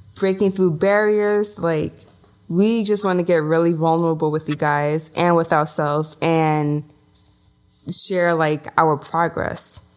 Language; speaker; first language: English; native; English